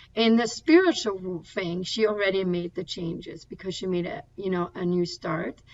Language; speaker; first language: English; non-native, fluent; German